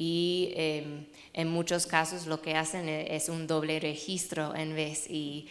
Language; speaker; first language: Spanish; non-native, fluent; English